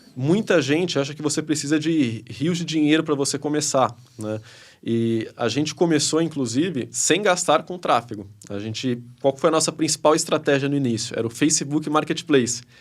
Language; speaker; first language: Portuguese; early bilingual, other home language; Spanish